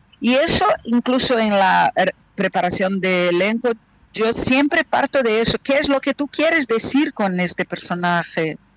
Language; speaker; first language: Spanish; non-native, fluent; Portuguese